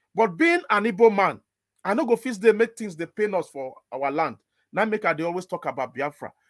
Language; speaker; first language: English; non-native, local second language; Igbo